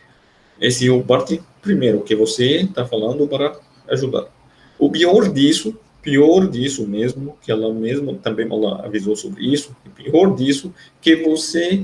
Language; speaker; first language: Portuguese; non-native, fluent; Arabic